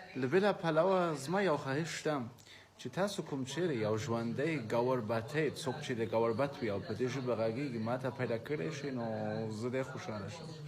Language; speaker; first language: Pashto; non-native, fluent; German